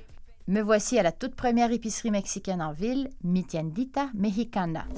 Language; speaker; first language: French; native; French